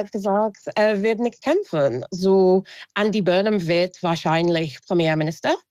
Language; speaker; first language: German; non-native, fluent; English